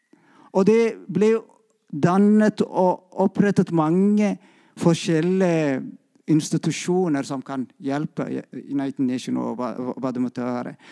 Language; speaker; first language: Norwegian; non-native, fluent; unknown